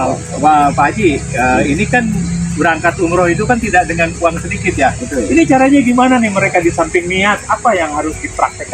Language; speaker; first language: Indonesian; native; Indonesian